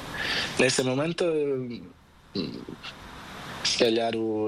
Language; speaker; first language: Spanish; non-native, learner; Portuguese